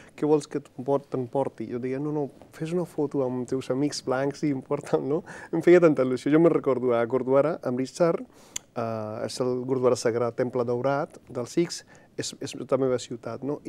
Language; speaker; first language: Catalan; non-native, fluent; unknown